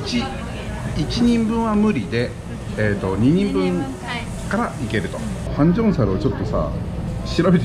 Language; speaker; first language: Japanese; native; Japanese